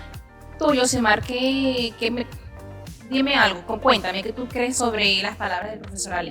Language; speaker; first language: Spanish; non-native, learner; Portuguese